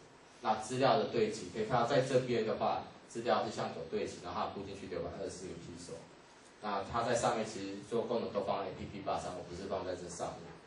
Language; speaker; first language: Chinese; native; Chinese